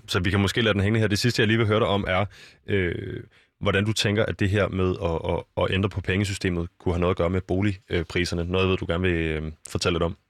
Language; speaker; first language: Danish; native; Danish